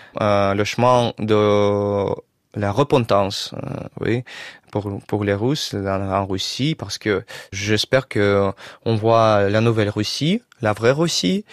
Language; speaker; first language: French; non-native, learner; Russian